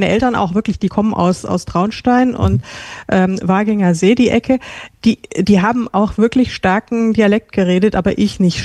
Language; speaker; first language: German; native; German